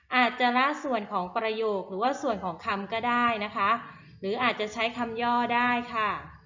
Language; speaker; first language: Thai; native; Thai